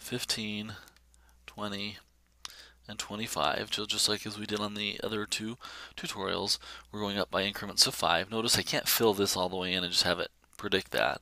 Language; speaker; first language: English; native; English